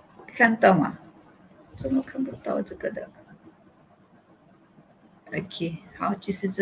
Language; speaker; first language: Chinese; non-native, local second language; Malay